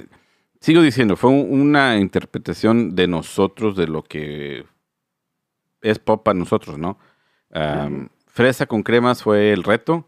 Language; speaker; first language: Spanish; early bilingual, heritage; Spanish